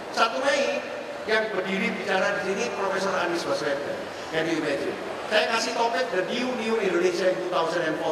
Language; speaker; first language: Indonesian; native; Indonesian